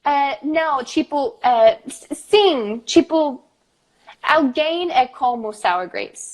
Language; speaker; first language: Portuguese; non-native, fluent; English